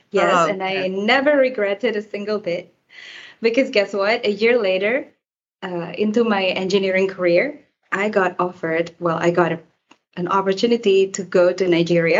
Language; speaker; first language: English; non-native, fluent; Indonesian